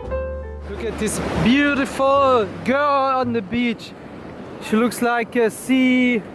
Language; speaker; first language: English; non-native, learner; German